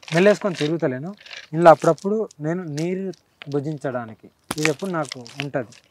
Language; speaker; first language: Telugu; native; Telugu